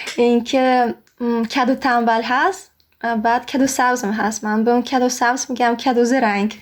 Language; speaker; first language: Persian; non-native, fluent; Russian